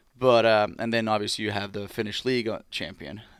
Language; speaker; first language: English; non-native, fluent; Finnish